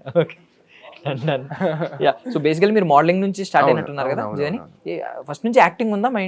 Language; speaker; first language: Telugu; native; Telugu